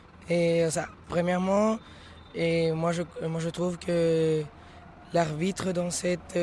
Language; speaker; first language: French; non-native, learner; Spanish